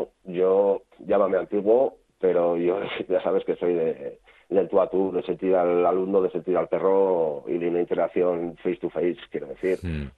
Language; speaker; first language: Spanish; native; Spanish